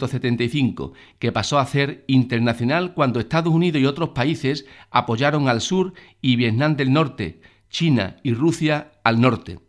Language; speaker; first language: Spanish; native; Spanish